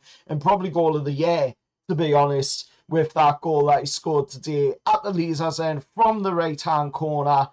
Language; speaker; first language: English; native; English